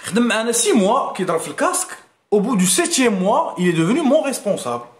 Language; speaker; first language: French; non-native, local second language; Arabic